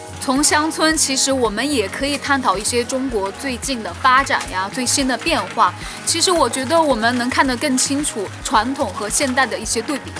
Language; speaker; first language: Chinese; native; Chinese